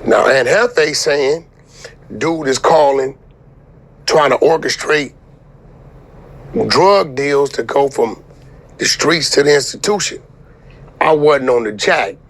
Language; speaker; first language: English; native; English